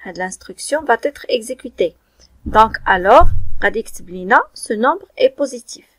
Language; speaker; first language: French; non-native, local second language; Arabic